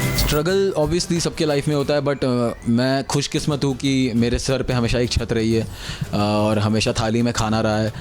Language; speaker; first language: Hindi; non-native, local second language; Tulu